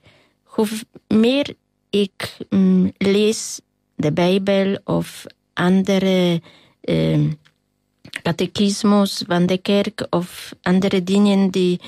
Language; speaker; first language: Dutch; non-native, learner; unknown